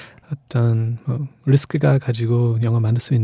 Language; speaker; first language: Korean; non-native, fluent; English